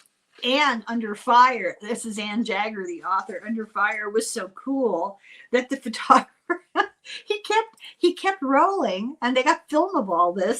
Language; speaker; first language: English; native; English